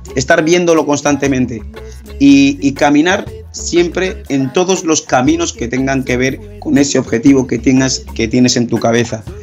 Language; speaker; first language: Spanish; early bilingual, other home language; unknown